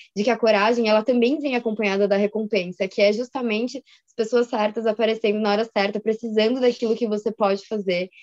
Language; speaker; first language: Portuguese; native; Portuguese